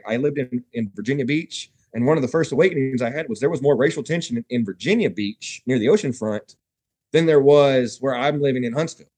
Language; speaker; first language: English; native; English